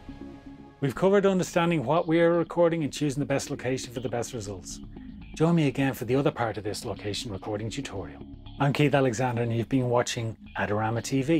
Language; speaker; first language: English; native; English